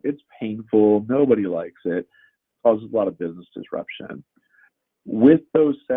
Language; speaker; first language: English; native; English